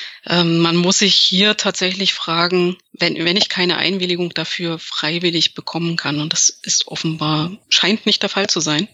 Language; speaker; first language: German; native; German